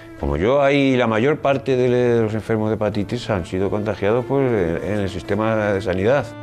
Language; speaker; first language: Spanish; native; Spanish